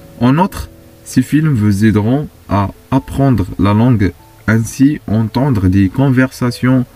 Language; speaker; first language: French; non-native, fluent; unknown